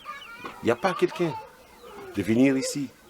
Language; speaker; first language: French; non-native, local second language; Malagasy